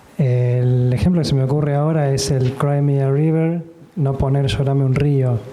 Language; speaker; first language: Spanish; native; Spanish